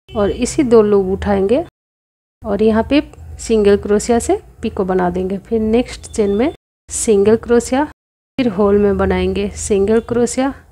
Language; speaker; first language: Hindi; non-native, local second language; Bangla